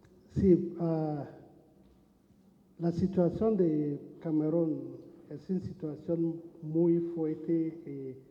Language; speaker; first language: Spanish; non-native, learner; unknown